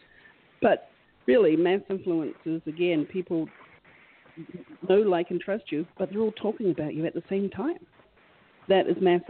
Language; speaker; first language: English; native; English